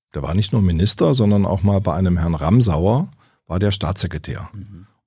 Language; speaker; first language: German; native; German